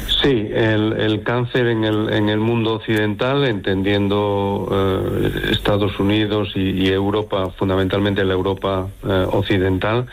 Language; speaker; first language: Spanish; native; Spanish